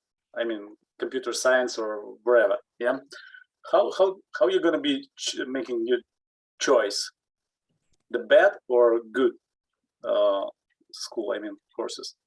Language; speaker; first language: English; non-native, learner; Russian